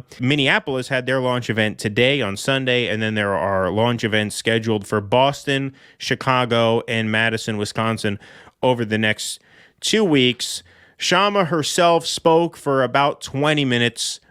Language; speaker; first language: English; native; English